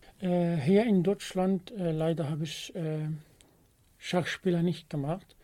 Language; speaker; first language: German; non-native, learner; Kurdish